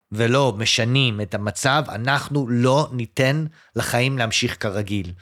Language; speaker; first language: Hebrew; early bilingual, other home language; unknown